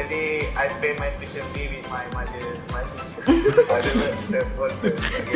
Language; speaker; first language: English; non-native, learner; Indonesian